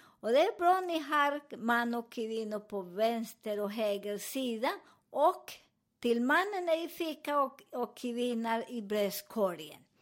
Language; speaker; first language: Swedish; non-native, learner; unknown